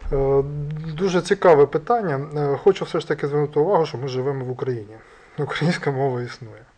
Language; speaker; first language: Ukrainian; native; Ukrainian